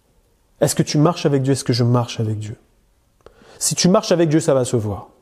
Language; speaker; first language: French; native; French